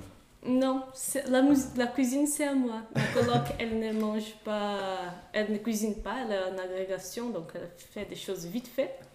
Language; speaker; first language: French; non-native, fluent; Portuguese